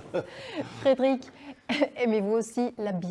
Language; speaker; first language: French; non-native, local second language; Dutch